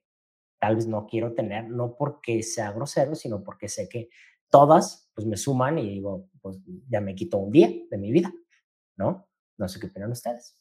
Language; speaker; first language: Spanish; native; Spanish